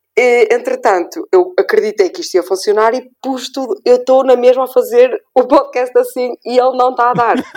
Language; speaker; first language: Portuguese; native; Portuguese